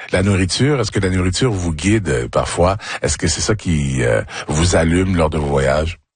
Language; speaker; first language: French; native; French